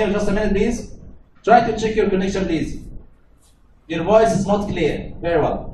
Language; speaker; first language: English; non-native, learner; Arabic